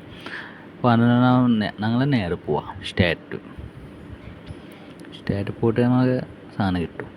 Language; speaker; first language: Malayalam; non-native, learner; Hindi